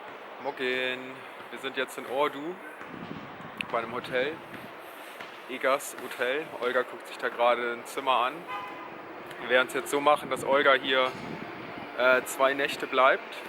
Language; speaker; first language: German; native; German